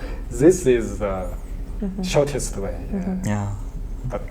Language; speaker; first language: English; non-native, learner; Chinese